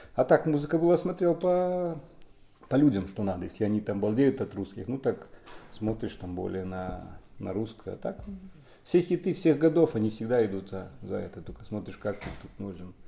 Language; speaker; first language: Russian; non-native, local second language; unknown